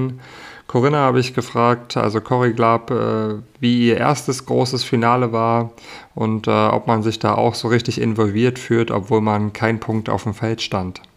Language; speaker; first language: German; native; German